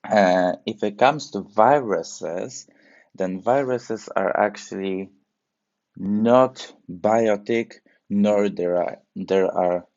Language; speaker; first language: English; non-native, fluent; Polish